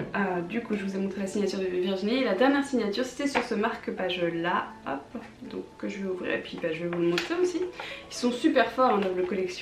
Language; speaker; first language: French; native; French